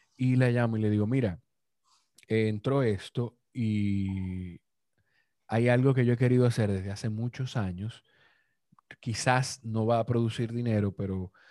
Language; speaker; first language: Spanish; native; Spanish